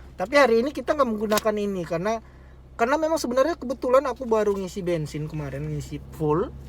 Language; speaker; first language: Indonesian; native; Indonesian